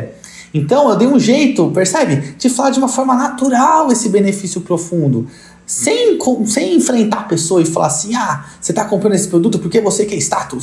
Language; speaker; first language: Portuguese; native; Portuguese